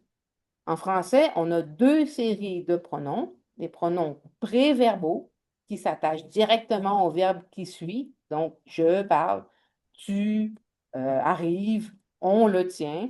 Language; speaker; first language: French; native; French